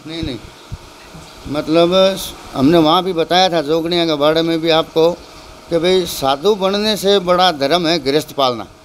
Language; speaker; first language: Hindi; native; Hindi